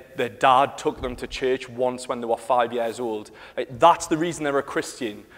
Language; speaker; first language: English; native; English